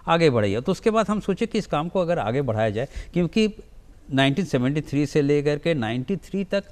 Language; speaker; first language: Hindi; native; Hindi